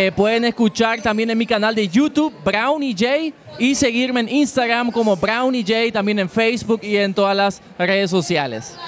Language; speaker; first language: Spanish; native; Spanish